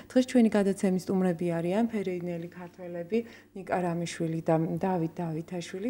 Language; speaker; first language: Georgian; native; Georgian